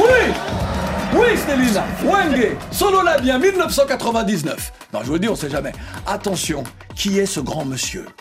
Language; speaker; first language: French; native; French